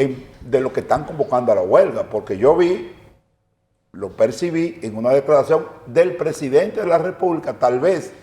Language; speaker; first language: Spanish; native; Spanish